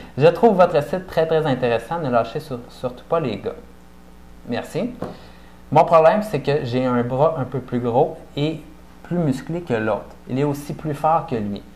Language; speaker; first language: French; native; French